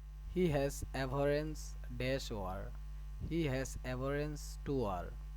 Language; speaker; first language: English; non-native, local second language; Bangla